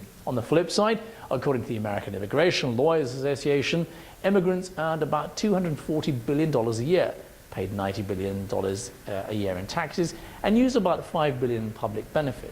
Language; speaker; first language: English; native; English